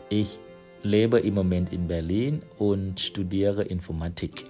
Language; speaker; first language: German; non-native, fluent; Thai